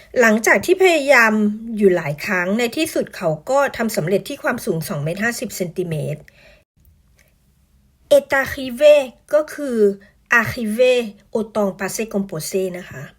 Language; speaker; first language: Thai; native; Thai